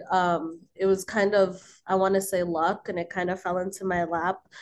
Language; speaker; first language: English; early bilingual, other home language; Filipino